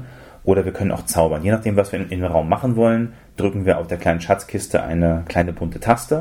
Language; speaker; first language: German; native; German